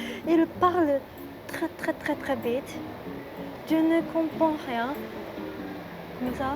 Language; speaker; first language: French; non-native, learner; Japanese